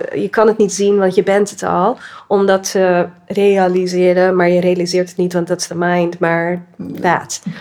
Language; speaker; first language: Dutch; early bilingual, other home language; English